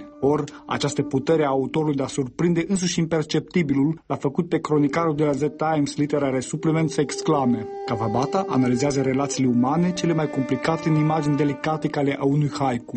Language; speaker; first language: Romanian; native; Romanian